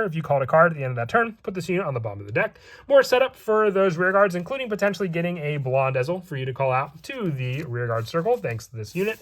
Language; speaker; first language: English; native; English